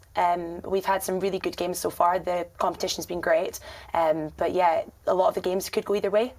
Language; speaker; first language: English; native; English